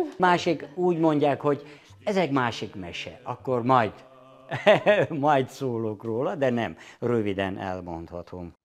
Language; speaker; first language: Hungarian; non-native, fluent; Turkish